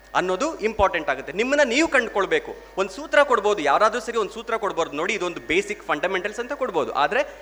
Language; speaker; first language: Kannada; non-native, local second language; Telugu